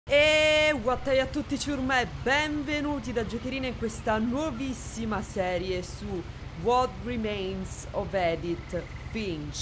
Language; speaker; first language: Italian; native; Italian